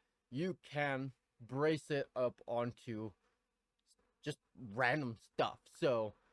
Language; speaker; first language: English; native; English